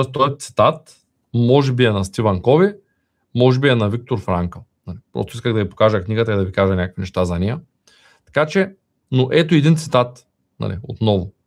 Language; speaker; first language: Bulgarian; native; Bulgarian